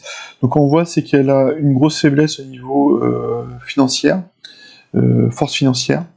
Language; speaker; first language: French; native; French